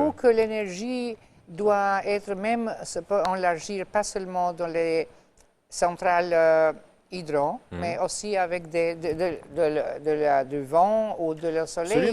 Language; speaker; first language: French; non-native, fluent; Albanian